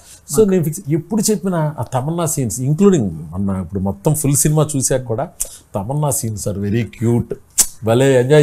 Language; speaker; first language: Telugu; native; Telugu